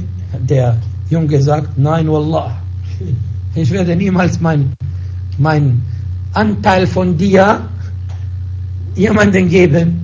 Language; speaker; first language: German; non-native, fluent; Arabic